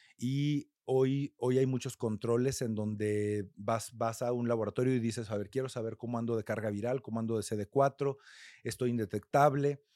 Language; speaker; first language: Spanish; native; Spanish